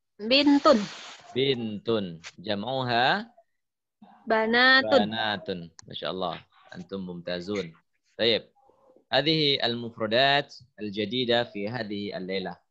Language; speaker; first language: Arabic; non-native, fluent; Indonesian